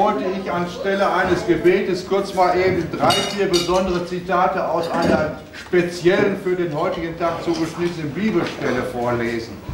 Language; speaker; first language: German; native; German